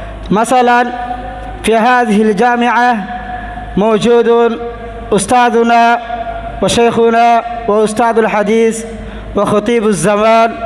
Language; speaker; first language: Arabic; non-native, learner; Rohingya